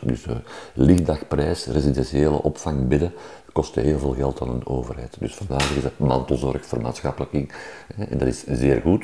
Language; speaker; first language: Dutch; native; Dutch